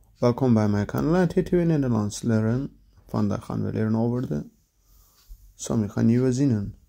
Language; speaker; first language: Dutch; non-native, learner; Turkish